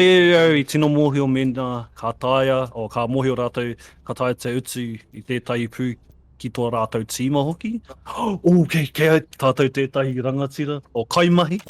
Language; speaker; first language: Māori; non-native, local second language; English